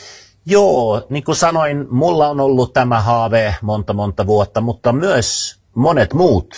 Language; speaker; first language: Finnish; early bilingual, other home language; Swedish